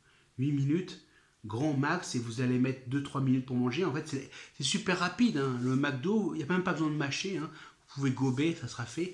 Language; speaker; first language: French; native; French